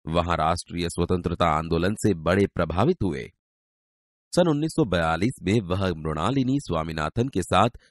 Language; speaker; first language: Hindi; non-native, local second language; Gujarati